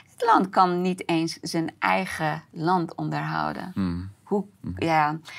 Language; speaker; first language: Dutch; non-native, fluent; Persian